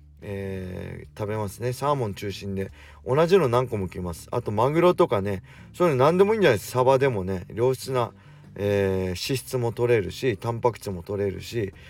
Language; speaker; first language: Japanese; native; Japanese